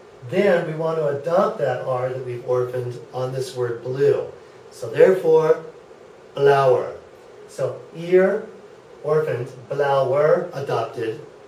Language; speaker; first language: English; native; English